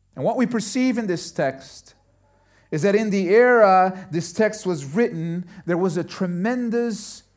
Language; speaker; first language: English; early bilingual, other home language; German